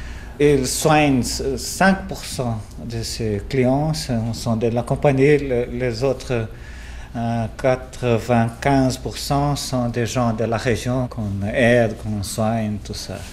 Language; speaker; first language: French; non-native, fluent; Portuguese